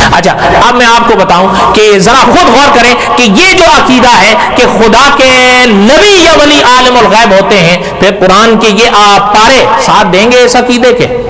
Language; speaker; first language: Urdu; non-native, local second language; Pashto